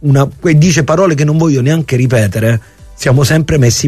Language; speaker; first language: Italian; native; Italian